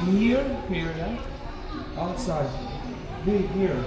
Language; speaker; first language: English; non-native, learner; Turkish